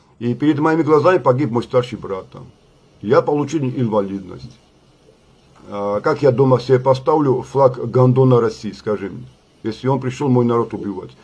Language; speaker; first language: Russian; non-native, local second language; Georgian